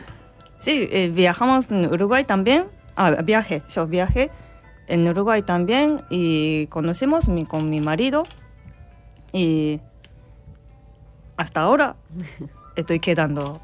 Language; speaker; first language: Spanish; non-native, learner; Japanese